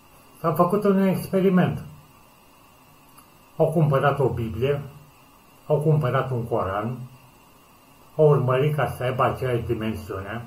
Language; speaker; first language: Romanian; native; Romanian